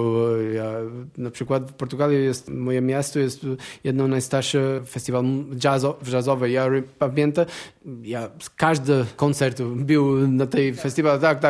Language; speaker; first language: Polish; non-native, learner; Portuguese